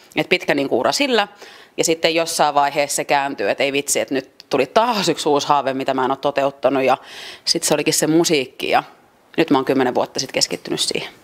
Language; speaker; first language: Finnish; early bilingual, other home language; French